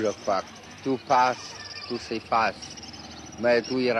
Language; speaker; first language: French; non-native, fluent; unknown